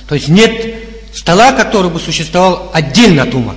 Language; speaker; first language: Russian; native; Russian